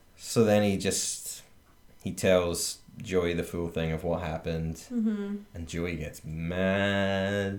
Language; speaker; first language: English; native; English